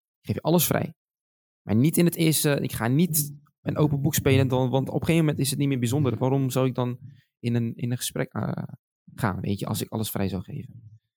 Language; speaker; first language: Dutch; native; Dutch